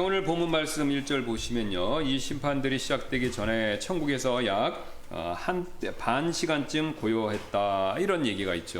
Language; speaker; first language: Korean; native; Korean